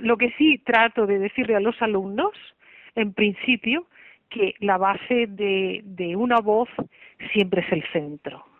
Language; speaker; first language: Spanish; native; Spanish